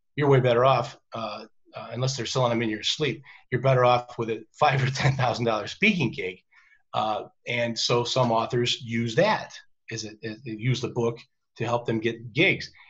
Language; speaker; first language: English; native; English